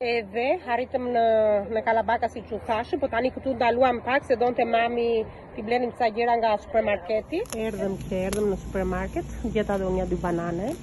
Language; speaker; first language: Albanian; early bilingual, heritage; Albanian